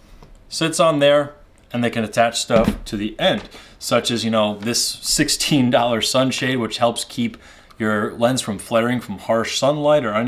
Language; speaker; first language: English; native; English